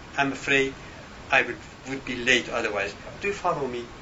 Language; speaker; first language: English; non-native, fluent; Persian